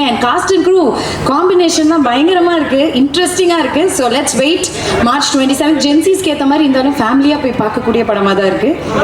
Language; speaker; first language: Tamil; native; Tamil